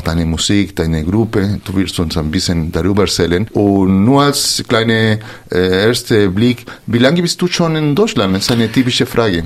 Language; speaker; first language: German; non-native, fluent; Spanish